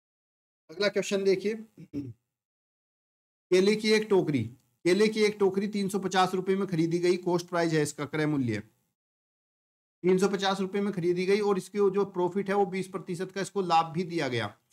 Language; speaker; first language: Hindi; native; Hindi